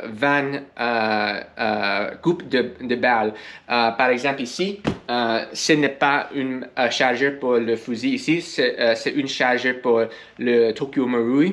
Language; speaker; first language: French; non-native, learner; English